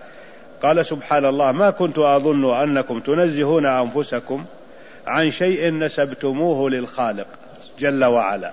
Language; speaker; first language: Arabic; native; Arabic